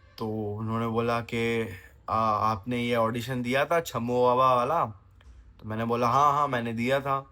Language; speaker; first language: Hindi; non-native, local second language; Gujarati